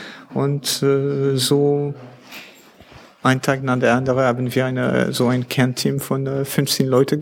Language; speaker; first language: German; non-native, learner; French